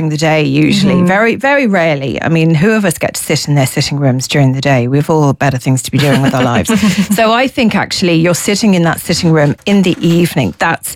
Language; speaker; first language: English; native; English